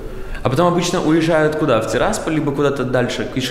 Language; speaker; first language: Russian; native; Russian